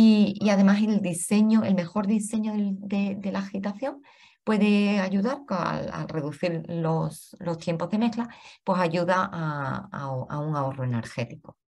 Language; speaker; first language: Spanish; native; Spanish